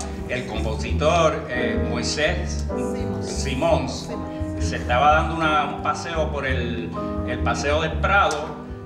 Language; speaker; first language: Spanish; early bilingual, heritage; Spanish